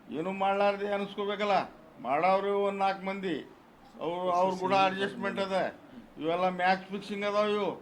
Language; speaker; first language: Kannada; non-native, local second language; Urdu